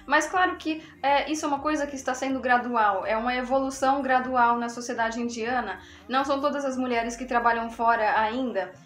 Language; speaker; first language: Portuguese; native; Portuguese